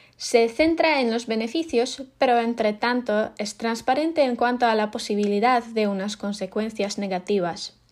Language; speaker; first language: Spanish; non-native, fluent; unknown